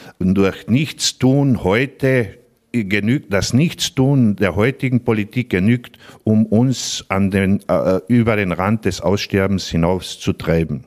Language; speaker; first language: German; non-native, local second language; Slovenian